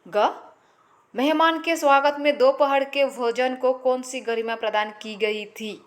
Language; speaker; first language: Hindi; non-native, local second language; Assamese